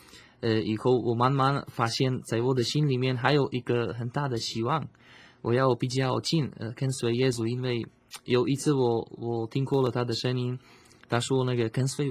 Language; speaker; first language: Chinese; non-native, fluent; Slovak